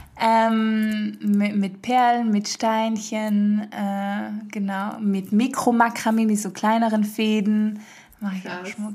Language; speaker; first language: German; early bilingual, heritage; German